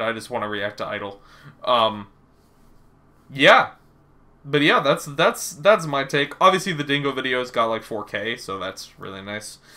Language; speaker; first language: English; native; English